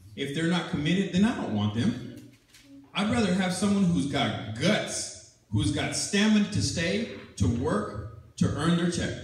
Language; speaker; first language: English; early bilingual, other home language; Spanish